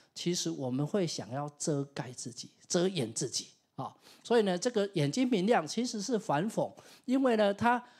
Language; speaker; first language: Chinese; non-native, local second language; Min Nan Chinese